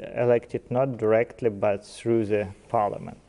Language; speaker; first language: English; non-native, fluent; Ukrainian